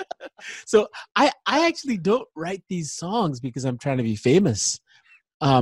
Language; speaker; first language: English; non-native, local second language; Igbo